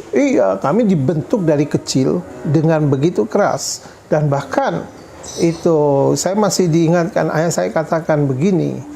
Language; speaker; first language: Indonesian; native; Indonesian